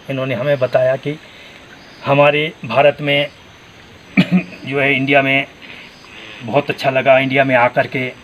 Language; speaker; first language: Hindi; native; Hindi